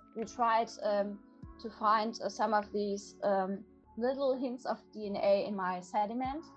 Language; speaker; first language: English; non-native, fluent; German